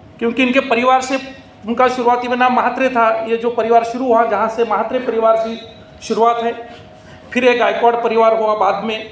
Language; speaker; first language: Hindi; non-native, local second language; Marathi